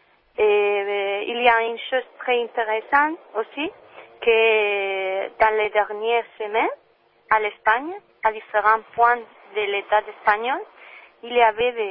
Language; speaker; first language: French; non-native, learner; Spanish